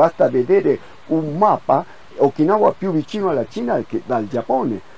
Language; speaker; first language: Italian; non-native, fluent; Spanish